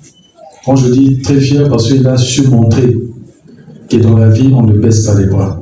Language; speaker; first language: French; non-native, local second language; Lingala